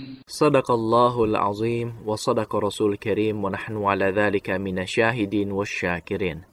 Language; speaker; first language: Arabic; non-native, fluent; Indonesian